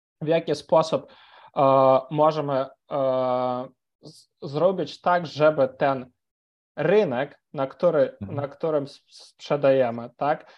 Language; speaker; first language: Polish; non-native, fluent; Ukrainian